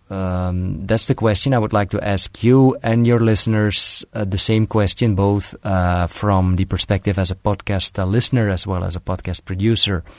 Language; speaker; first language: English; non-native, fluent; Dutch